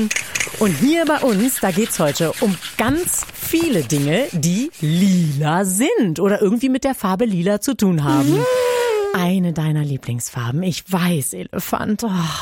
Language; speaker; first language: German; native; German